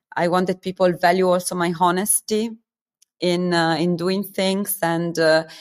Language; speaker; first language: English; non-native, fluent; Italian